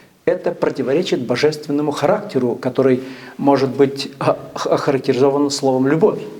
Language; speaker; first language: Russian; native; Russian